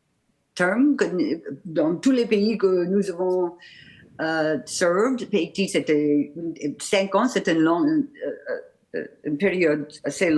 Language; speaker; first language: French; non-native, learner; English